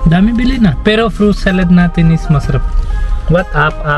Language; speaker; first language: Filipino; non-native, learner; Hindi